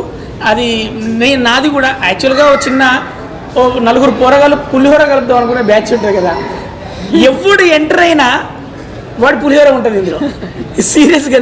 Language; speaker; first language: Telugu; native; Telugu